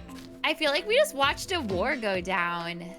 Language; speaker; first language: English; native; English